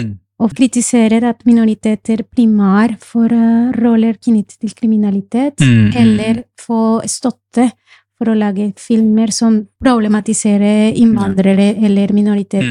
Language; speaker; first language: Norwegian; non-native, fluent; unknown